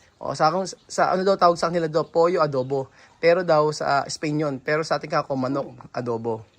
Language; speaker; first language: Filipino; native; Filipino